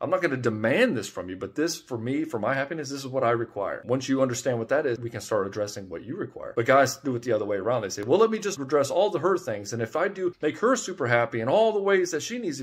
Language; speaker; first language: English; native; English